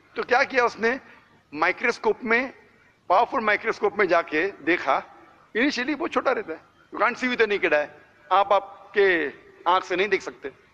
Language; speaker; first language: Hindi; non-native, local second language; Konkani